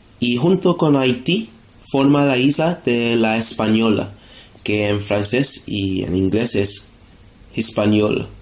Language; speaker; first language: Spanish; non-native, fluent; English